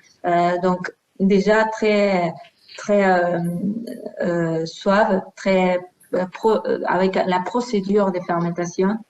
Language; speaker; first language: French; non-native, fluent; Spanish